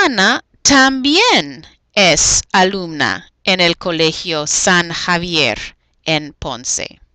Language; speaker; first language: Spanish; non-native, fluent; English